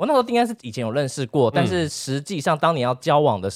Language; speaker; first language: Chinese; native; Chinese